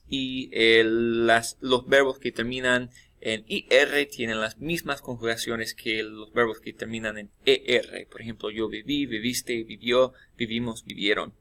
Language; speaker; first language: Spanish; non-native, fluent; English